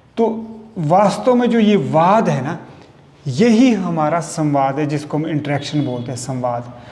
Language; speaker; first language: Hindi; native; Hindi